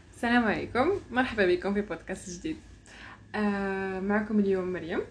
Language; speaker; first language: Arabic; native; Arabic